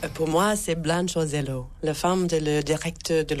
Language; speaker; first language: French; non-native, learner; English